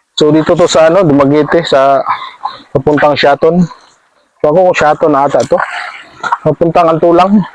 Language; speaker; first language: Filipino; non-native, local second language; Cebuano